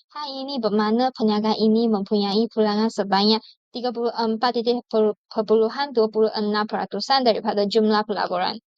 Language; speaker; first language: Malay; non-native, local second language; Chinese